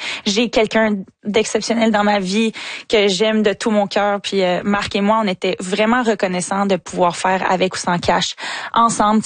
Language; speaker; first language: French; native; French